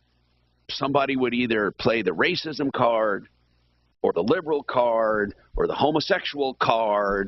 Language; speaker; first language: English; native; English